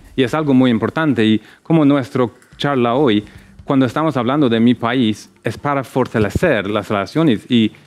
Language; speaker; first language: Spanish; non-native, fluent; English